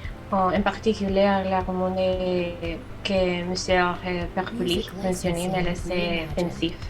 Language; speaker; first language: French; non-native, learner; Spanish